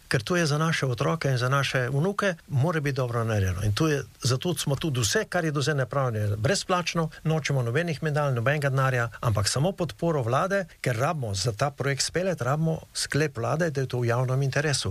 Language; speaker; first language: Slovenian; native; Slovenian